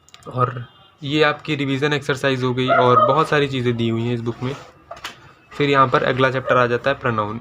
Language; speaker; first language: Hindi; native; Hindi